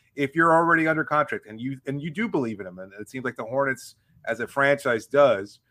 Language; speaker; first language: English; native; English